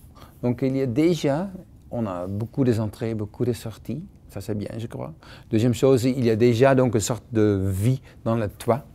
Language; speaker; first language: French; non-native, fluent; Dutch